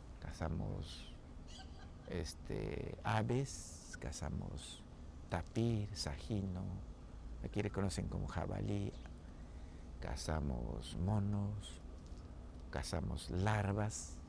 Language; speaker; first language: Spanish; non-native, local second language; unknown